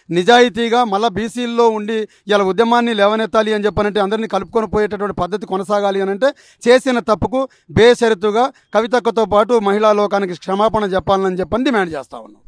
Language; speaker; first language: Telugu; native; Telugu